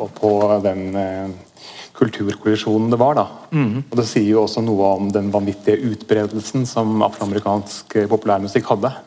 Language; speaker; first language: Norwegian; native; Norwegian